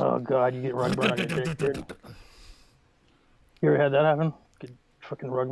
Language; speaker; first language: English; native; English